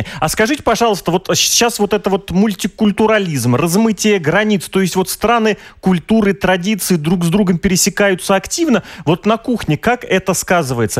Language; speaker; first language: Russian; native; Russian